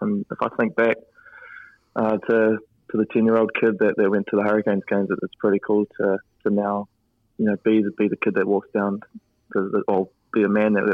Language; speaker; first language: English; native; English